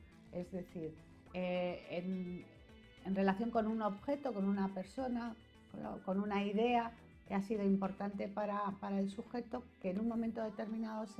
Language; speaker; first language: Spanish; native; Spanish